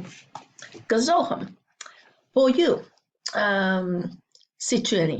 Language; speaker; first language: Albanian; non-native, learner; English